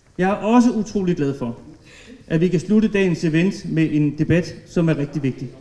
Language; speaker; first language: Danish; native; Danish